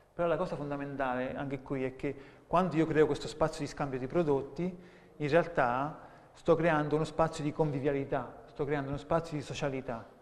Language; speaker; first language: Italian; native; Italian